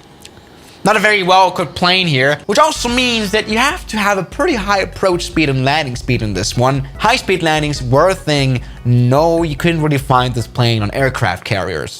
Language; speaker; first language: English; non-native, fluent; German